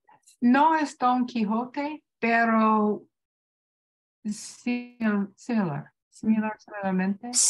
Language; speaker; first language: Spanish; non-native, learner; English